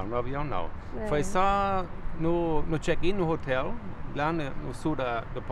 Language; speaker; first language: Portuguese; non-native, fluent; Danish